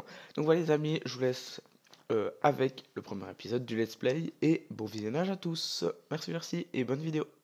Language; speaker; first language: French; native; French